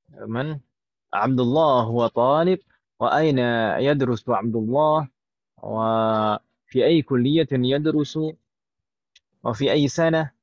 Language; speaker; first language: Arabic; non-native, fluent; Indonesian